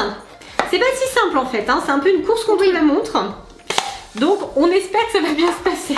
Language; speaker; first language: French; native; French